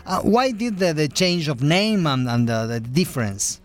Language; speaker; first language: English; non-native, fluent; Spanish